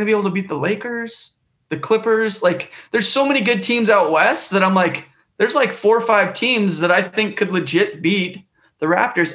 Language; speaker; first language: English; native; English